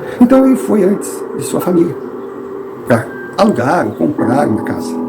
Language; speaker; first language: Portuguese; non-native, fluent; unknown